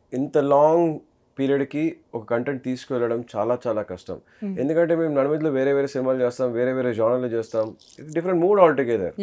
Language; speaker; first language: Telugu; native; Telugu